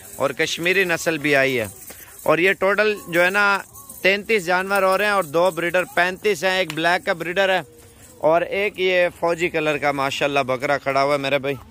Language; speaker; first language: Urdu; non-native, local second language; Punjabi